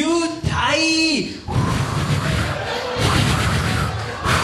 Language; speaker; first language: English; non-native, fluent; Korean